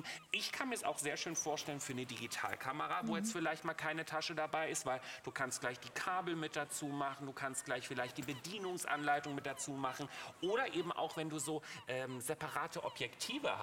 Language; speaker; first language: German; native; German